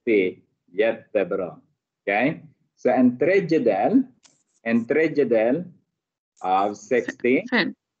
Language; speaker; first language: Swedish; non-native, fluent; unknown